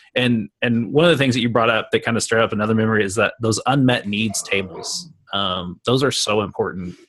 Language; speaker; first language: English; native; English